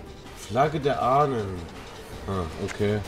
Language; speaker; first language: German; native; German